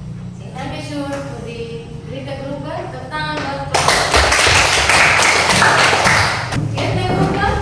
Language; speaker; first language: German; non-native, fluent; Indonesian